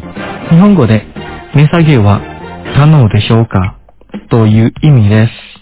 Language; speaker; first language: Japanese; non-native, fluent; Indonesian